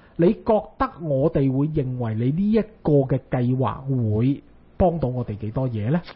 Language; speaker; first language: Cantonese; native; Cantonese